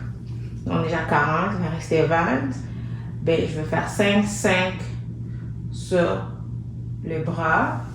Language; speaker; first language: French; native; French